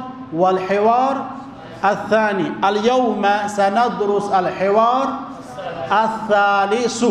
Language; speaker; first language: Arabic; non-native, fluent; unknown